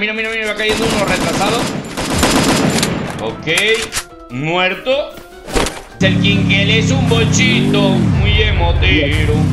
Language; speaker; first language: Spanish; native; Spanish